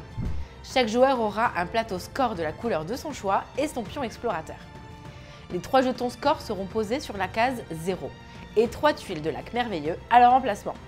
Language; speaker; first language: French; native; French